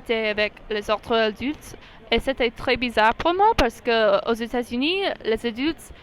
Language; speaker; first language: French; non-native, learner; English